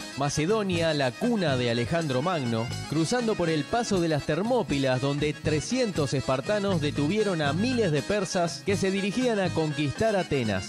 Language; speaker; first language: Spanish; native; Spanish